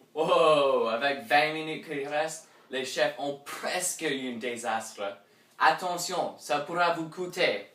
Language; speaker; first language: French; non-native, fluent; English